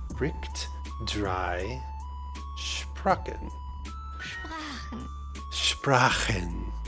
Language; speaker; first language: German; non-native, learner; English